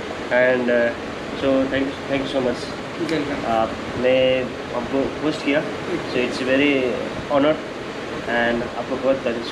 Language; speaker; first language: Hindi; non-native, learner; Nepali